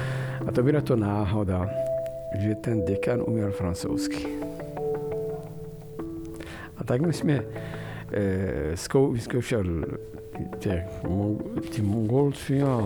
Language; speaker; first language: Czech; non-native, fluent; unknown